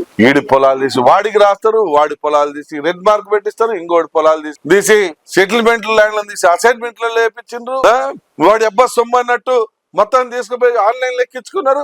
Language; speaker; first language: Telugu; native; Telugu